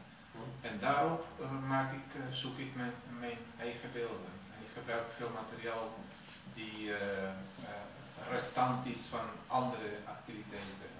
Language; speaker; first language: Dutch; non-native, fluent; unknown